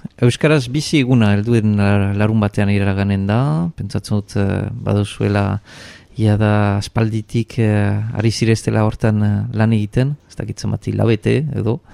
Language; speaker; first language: Basque; native; Basque